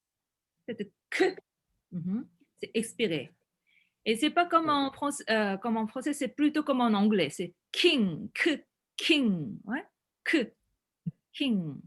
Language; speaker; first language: French; non-native, fluent; Korean